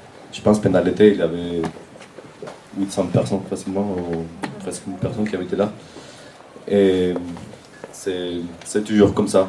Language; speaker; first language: French; non-native, fluent; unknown